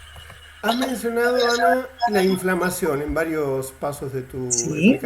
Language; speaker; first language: Spanish; native; Spanish